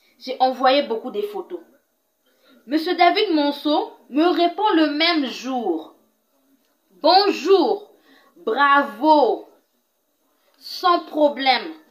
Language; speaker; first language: French; non-native, local second language; Lingala